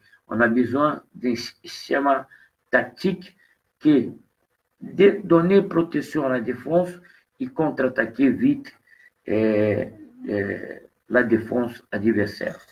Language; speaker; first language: French; non-native, fluent; Portuguese